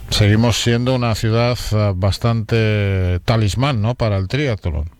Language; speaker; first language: Spanish; native; Spanish